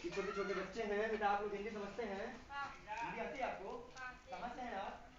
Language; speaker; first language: Hindi; native; Hindi